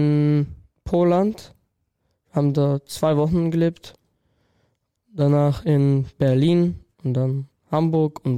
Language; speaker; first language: German; non-native, learner; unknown